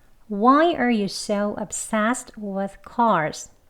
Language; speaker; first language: English; non-native, fluent; Korean